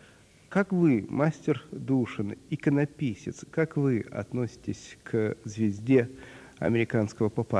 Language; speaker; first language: Russian; native; Russian